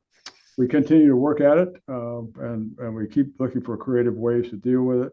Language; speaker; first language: English; native; English